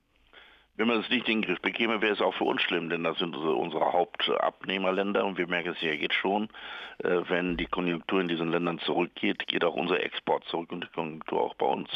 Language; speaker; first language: German; native; German